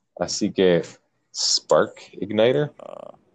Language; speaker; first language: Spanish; non-native, learner; English